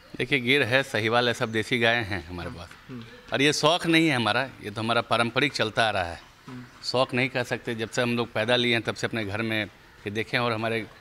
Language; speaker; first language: Hindi; native; Hindi